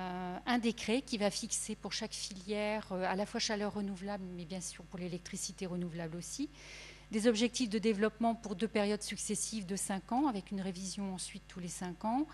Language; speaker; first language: French; native; French